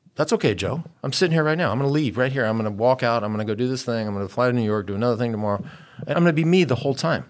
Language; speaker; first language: English; native; English